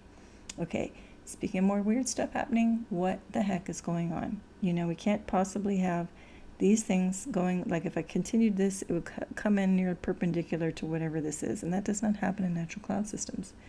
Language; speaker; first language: English; native; English